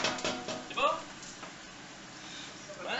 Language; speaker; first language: French; native; French